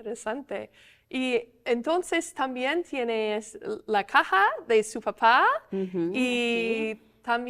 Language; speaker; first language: Spanish; non-native, fluent; English